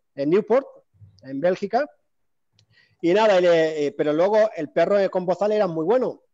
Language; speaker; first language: Spanish; native; Spanish